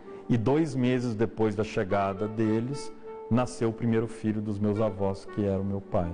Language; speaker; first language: Portuguese; native; Portuguese